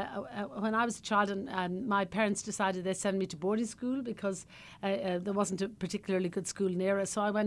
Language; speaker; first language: English; native; English